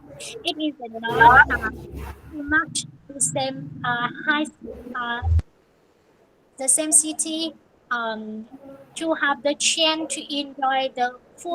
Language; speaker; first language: English; non-native, learner; Vietnamese